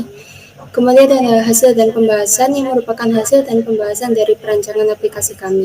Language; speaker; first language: Indonesian; native; Indonesian